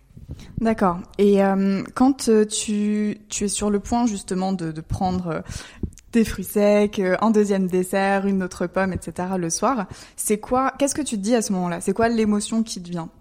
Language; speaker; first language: French; native; French